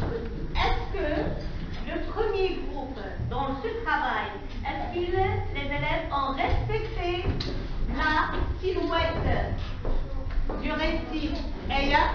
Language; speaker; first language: French; non-native, local second language; Arabic